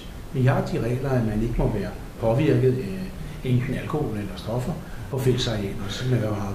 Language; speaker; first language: Danish; native; Danish